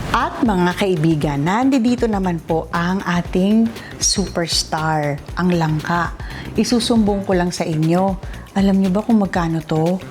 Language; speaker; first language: Filipino; non-native, local second language; Iloko